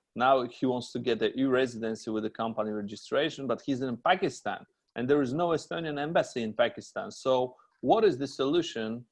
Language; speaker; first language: English; non-native, fluent; Polish